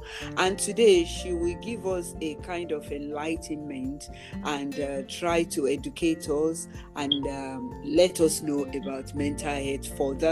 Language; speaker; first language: English; non-native, local second language; Yoruba